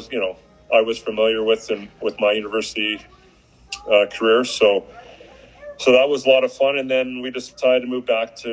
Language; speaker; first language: English; native; English